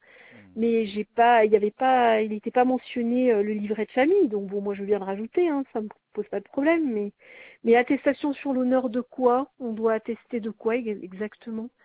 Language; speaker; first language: French; native; French